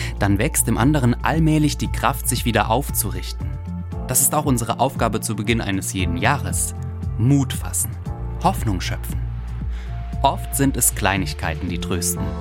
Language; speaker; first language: German; native; German